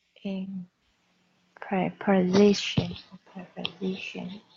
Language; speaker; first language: English; non-native, learner; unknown